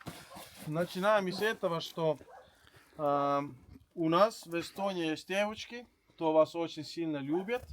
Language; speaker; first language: Russian; non-native, learner; Estonian